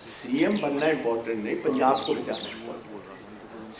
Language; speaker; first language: Hindi; non-native, local second language; Punjabi